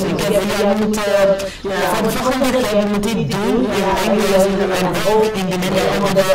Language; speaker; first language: Dutch; non-native, learner; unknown